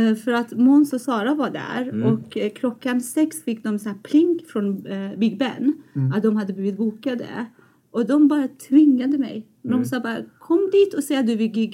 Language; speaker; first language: Swedish; non-native, fluent; Persian